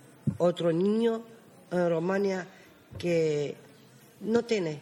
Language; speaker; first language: Spanish; non-native, learner; Romany